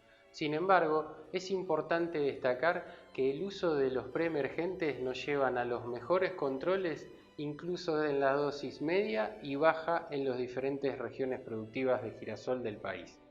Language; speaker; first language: Spanish; native; Spanish